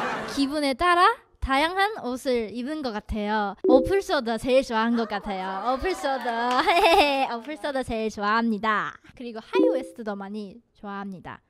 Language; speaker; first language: Korean; non-native, fluent; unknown